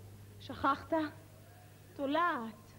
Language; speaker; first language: Hebrew; native; Hebrew